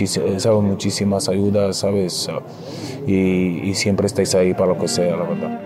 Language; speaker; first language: Spanish; non-native, fluent; Arabic